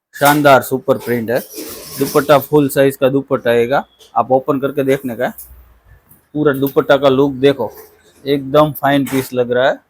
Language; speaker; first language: Hindi; non-native, local second language; Gujarati